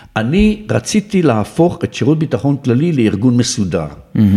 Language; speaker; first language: Hebrew; native; Hebrew